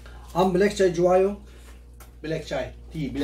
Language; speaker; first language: Korean; non-native, learner; Turkish